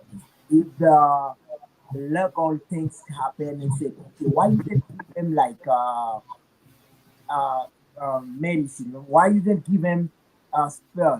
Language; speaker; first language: English; non-native, learner; Haitian Creole